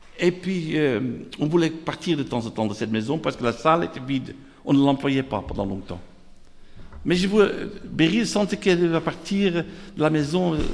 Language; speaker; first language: French; non-native, fluent; Dutch